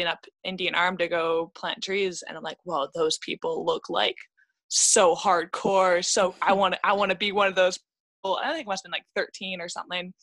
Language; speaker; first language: English; native; English